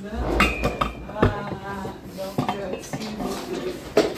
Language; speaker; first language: French; non-native, fluent; Bulgarian